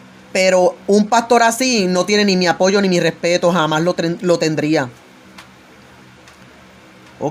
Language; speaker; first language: Spanish; native; Spanish